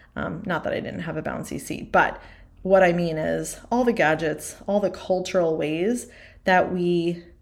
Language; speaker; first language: English; native; English